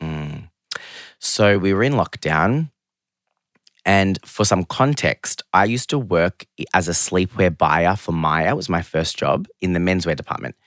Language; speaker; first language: English; early bilingual, other home language; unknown